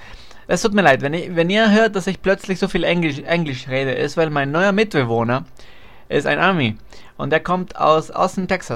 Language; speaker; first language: German; non-native, fluent; Spanish